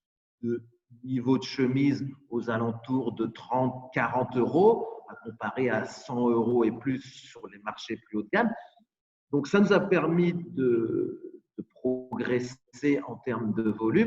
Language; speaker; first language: French; native; French